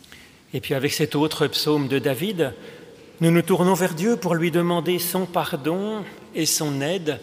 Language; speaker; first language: French; native; French